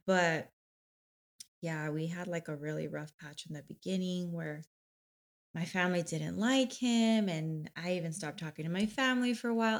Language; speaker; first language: English; native; English